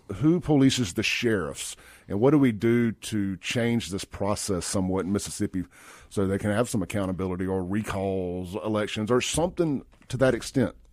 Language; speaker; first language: English; native; English